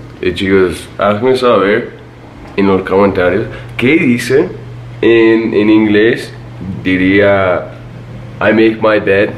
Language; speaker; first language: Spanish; non-native, fluent; English